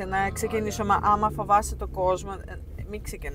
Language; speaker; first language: Greek; non-native, fluent; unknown